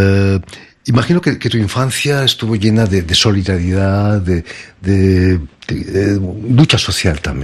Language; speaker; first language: Spanish; native; Spanish